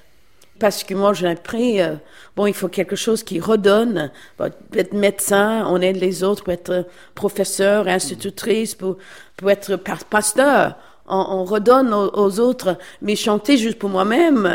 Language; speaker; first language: French; non-native, fluent; English